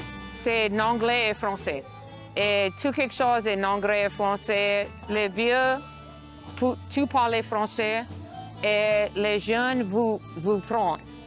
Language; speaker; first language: French; non-native, local second language; English